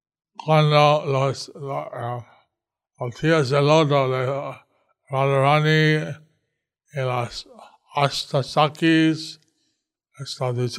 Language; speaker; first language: Spanish; non-native, learner; English